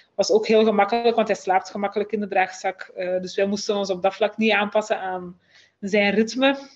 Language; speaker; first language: Dutch; native; Dutch